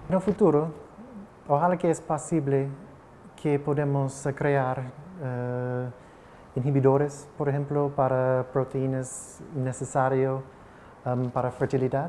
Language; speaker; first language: Spanish; non-native, fluent; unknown